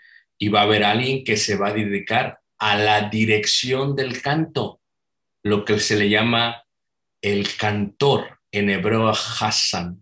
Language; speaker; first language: Spanish; native; Spanish